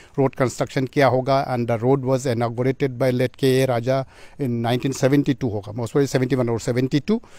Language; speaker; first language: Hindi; non-native, local second language; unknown